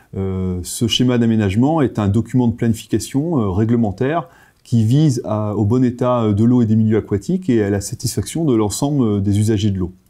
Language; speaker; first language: French; native; French